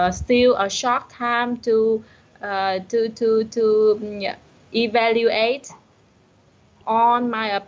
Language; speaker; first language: English; non-native, learner; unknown